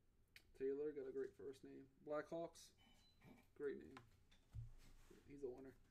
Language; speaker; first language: English; native; English